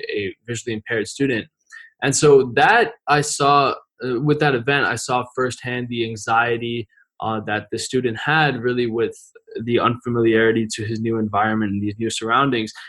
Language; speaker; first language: English; native; English